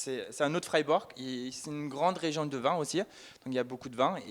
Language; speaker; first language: French; non-native, fluent; German